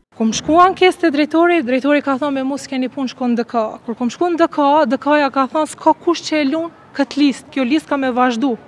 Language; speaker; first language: Albanian; non-native, local second language; Turkish